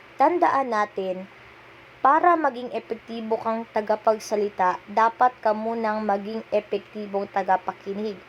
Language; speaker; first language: Filipino; non-native, local second language; Cebuano